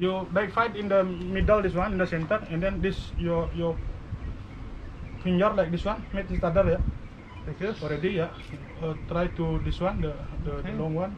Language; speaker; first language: English; non-native, learner; Indonesian